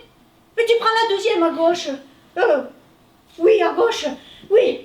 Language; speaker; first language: French; native; French